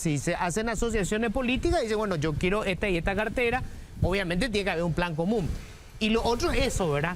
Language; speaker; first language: Spanish; native; Spanish